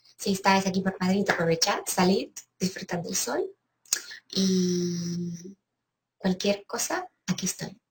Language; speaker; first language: Spanish; non-native, fluent; Ukrainian